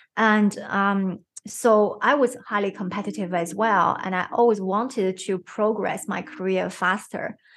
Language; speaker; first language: English; non-native, fluent; Chinese